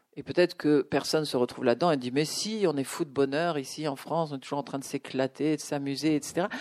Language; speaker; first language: French; native; French